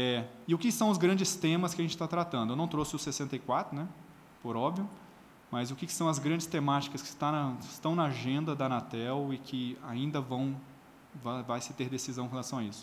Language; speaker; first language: Portuguese; native; Portuguese